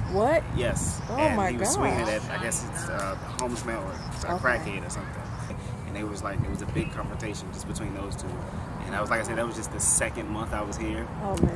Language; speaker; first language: English; native; English